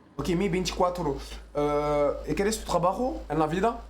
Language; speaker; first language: Spanish; non-native, learner; French